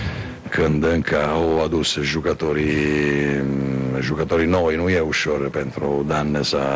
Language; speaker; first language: Romanian; non-native, fluent; Italian